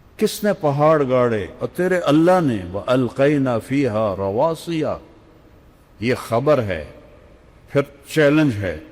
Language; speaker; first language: Urdu; non-native, local second language; Punjabi